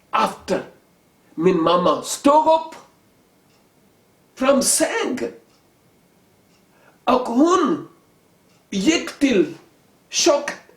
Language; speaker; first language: Swedish; non-native, learner; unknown